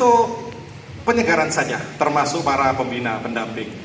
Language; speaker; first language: Indonesian; native; Indonesian